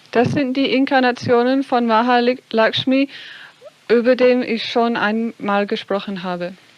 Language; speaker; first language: German; non-native, fluent; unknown